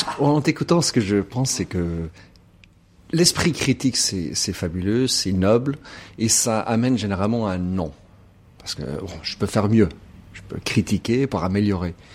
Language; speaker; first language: French; non-native, fluent; English